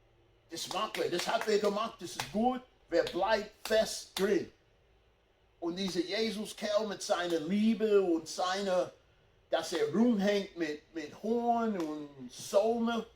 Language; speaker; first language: German; non-native, fluent; English